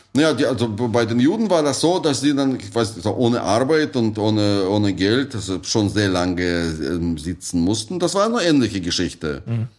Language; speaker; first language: German; non-native, fluent; Russian